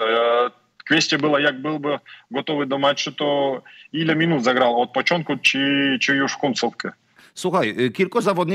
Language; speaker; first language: Polish; non-native, learner; Russian